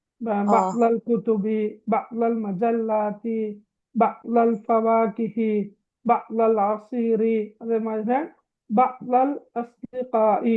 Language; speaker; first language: Arabic; non-native, fluent; Tamil